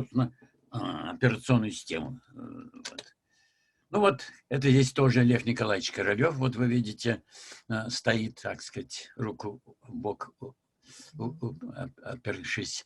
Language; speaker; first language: Russian; native; Russian